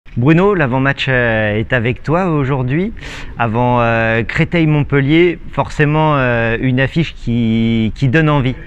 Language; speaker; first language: French; native; French